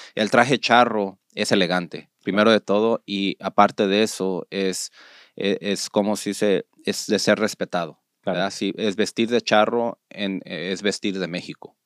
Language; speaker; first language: Spanish; early bilingual, heritage; Spanish